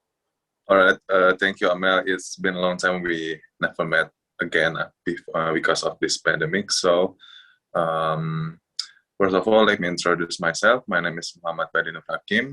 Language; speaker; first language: English; non-native, fluent; Indonesian